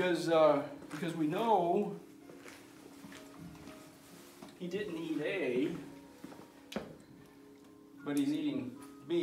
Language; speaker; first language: English; native; English